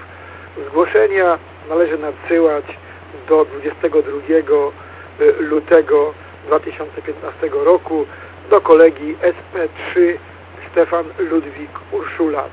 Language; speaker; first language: Polish; native; Polish